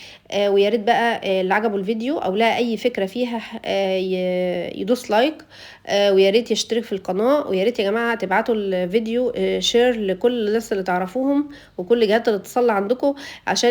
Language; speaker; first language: Arabic; native; Arabic